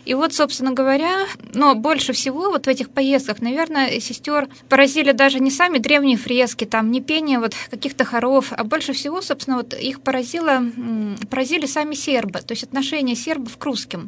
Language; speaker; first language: Russian; native; Russian